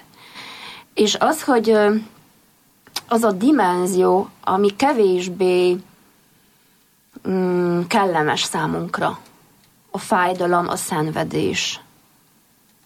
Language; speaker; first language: Hungarian; non-native, fluent; Polish